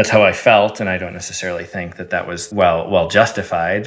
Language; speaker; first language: English; early bilingual, other home language; Arabic